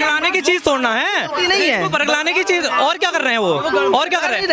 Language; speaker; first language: Hindi; native; Hindi